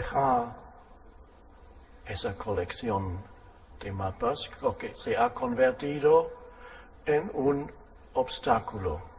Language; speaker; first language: Spanish; non-native, fluent; German